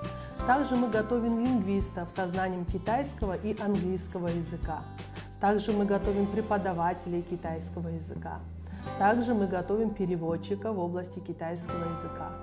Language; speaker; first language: Russian; non-native, local second language; Kyrgyz